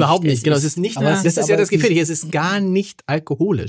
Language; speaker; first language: German; native; German